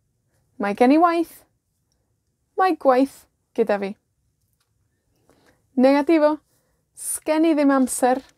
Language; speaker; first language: Welsh; non-native, fluent; Spanish